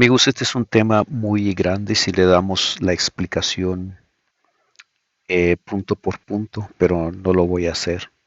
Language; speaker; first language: Spanish; native; Spanish